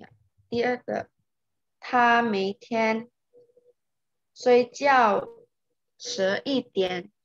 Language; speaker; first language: Chinese; non-native, learner; Indonesian